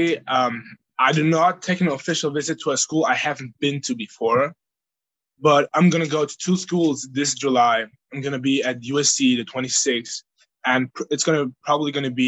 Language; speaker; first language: English; non-native, fluent; German